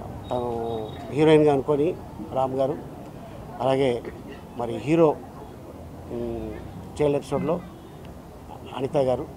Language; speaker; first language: Telugu; native; Telugu